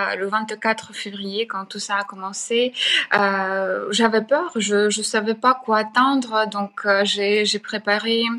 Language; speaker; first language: French; non-native, fluent; Ukrainian